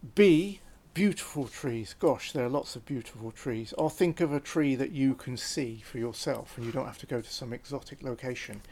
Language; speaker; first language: English; native; English